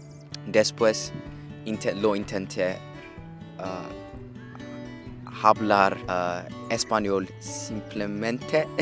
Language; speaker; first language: Spanish; non-native, learner; English